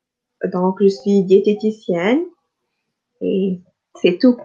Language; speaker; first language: French; non-native, local second language; Arabic